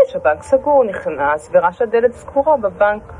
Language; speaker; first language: Hebrew; native; Hebrew